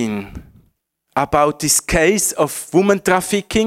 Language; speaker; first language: English; non-native, fluent; Swiss German